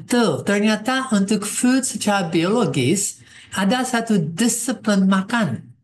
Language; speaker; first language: Indonesian; non-native, fluent; English